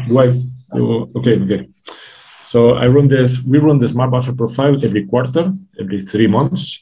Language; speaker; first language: English; non-native, fluent; Spanish